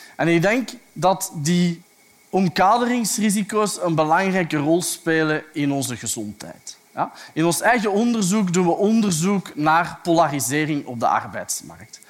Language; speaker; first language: Dutch; native; Dutch